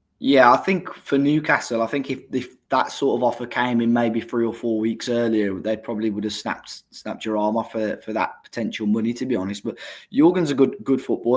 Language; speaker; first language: English; native; English